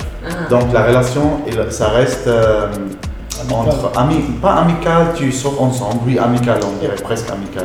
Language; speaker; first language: French; non-native, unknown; Arabic